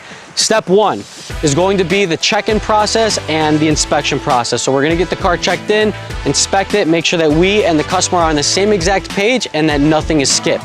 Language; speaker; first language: English; native; English